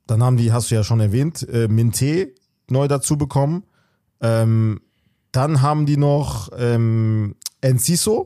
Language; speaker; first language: German; native; German